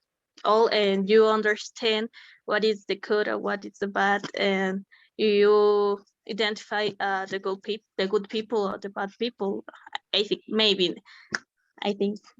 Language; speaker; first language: English; non-native, learner; Spanish